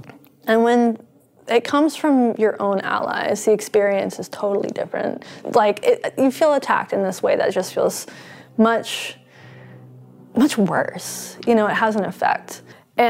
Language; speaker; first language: English; native; English